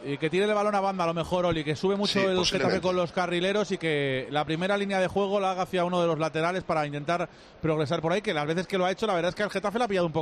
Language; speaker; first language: Spanish; native; Spanish